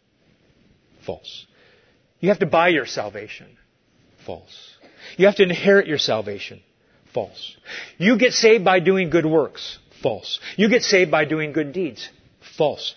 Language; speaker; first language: English; native; English